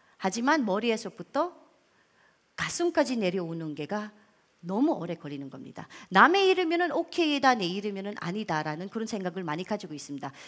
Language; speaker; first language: Korean; non-native, fluent; Filipino